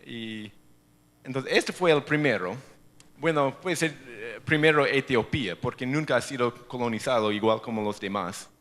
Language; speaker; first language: Spanish; non-native, fluent; English